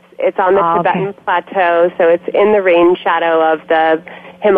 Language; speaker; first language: English; native; English